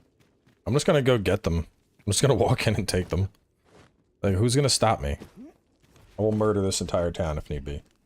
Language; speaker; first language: English; native; English